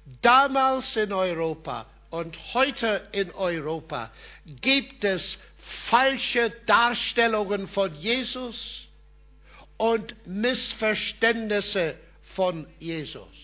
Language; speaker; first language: German; non-native, fluent; English